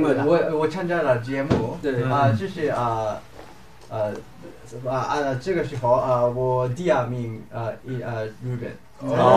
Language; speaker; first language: Chinese; non-native, learner; Japanese